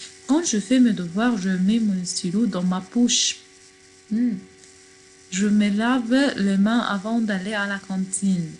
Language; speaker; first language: French; non-native, fluent; Arabic